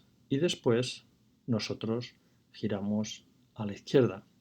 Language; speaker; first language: Spanish; non-native, fluent; English